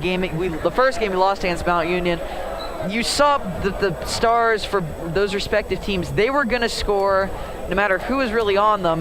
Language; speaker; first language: English; native; English